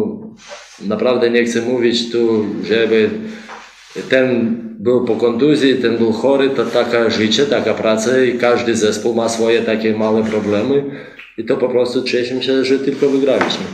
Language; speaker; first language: Polish; non-native, fluent; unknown